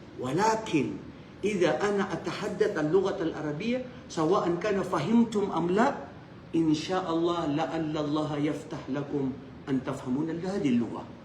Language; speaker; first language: Arabic; non-native, fluent; Filipino